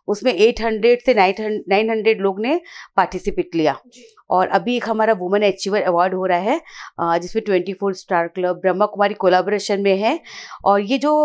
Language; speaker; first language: Hindi; native; Hindi